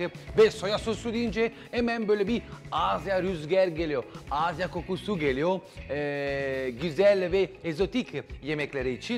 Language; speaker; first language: Turkish; non-native, learner; Italian